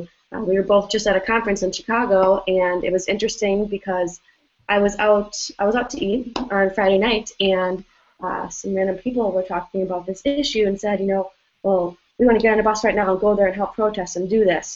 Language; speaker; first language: English; native; English